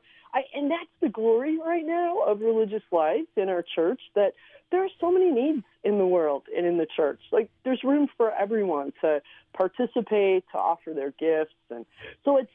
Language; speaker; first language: English; early bilingual, other home language; Slovenian